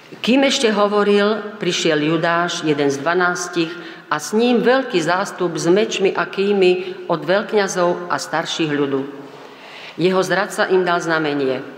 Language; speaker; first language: Slovak; native; Slovak